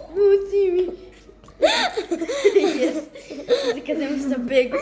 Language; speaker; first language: Hebrew; native; Hebrew